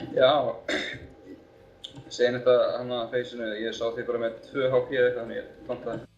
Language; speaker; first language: Icelandic; native; Icelandic